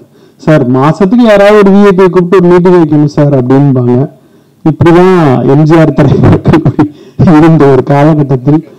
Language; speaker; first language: Tamil; native; Tamil